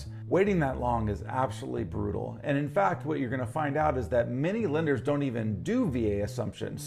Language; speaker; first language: English; native; English